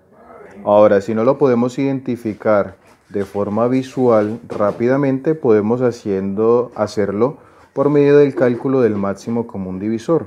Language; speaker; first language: Spanish; native; Spanish